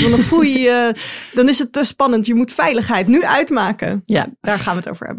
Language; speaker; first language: Dutch; native; Dutch